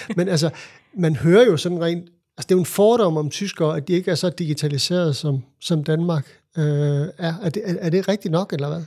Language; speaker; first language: Danish; native; Danish